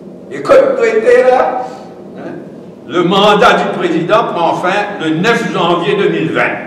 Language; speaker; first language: French; non-native, local second language; Morisyen